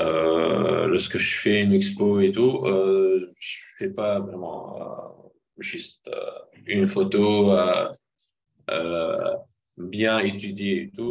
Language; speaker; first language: French; non-native, fluent; Arabic